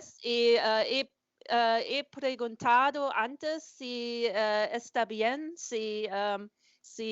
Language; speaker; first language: Spanish; non-native, learner; German